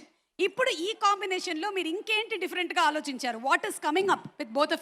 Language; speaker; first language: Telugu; native; Telugu